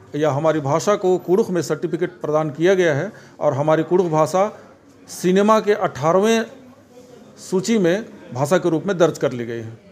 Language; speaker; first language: Hindi; non-native, local second language; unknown